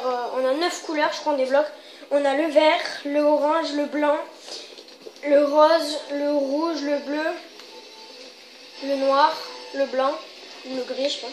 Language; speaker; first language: French; native; French